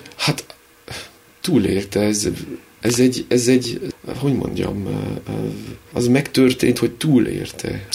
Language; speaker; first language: Hungarian; early bilingual, heritage; Hungarian